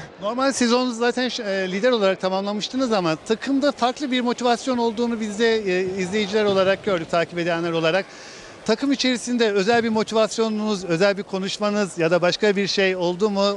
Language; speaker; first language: Turkish; native; Turkish